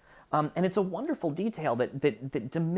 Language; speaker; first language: English; native; English